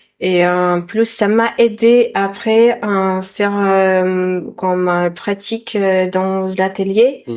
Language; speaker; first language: French; non-native, learner; Ukrainian